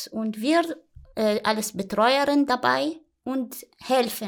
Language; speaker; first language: German; non-native, learner; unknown